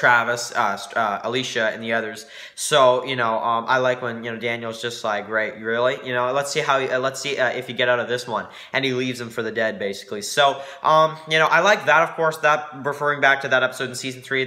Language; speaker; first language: English; native; English